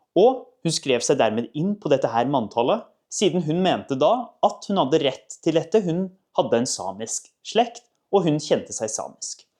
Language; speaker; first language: Norwegian; native; Norwegian